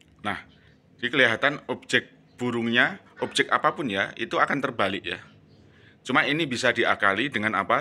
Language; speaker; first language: Indonesian; native; Indonesian